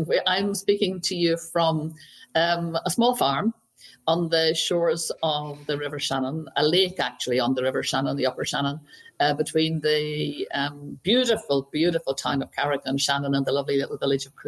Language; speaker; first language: English; native; English